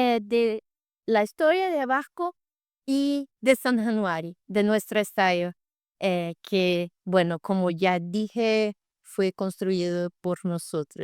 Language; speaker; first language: Spanish; non-native, fluent; Portuguese